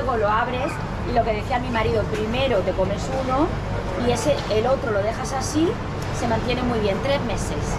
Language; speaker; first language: Spanish; native; Spanish